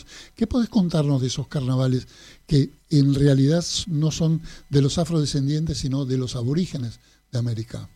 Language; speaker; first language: Spanish; native; Spanish